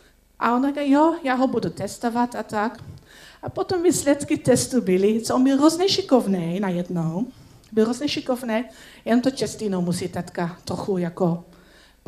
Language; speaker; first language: Czech; non-native, learner; Dutch